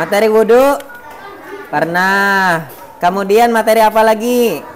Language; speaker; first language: Indonesian; native; Indonesian